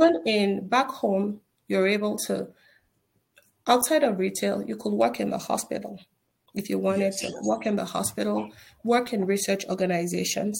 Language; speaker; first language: English; non-native, local second language; Yoruba